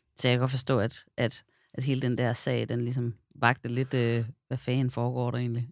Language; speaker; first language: Danish; native; Danish